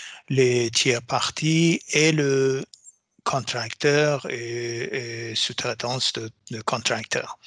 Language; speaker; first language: French; non-native, fluent; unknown